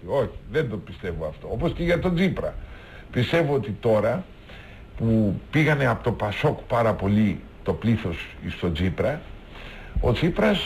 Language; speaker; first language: Greek; native; Greek